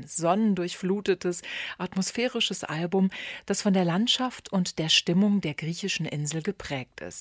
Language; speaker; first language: German; native; German